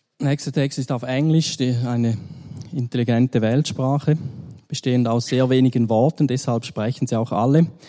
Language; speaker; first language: German; native; German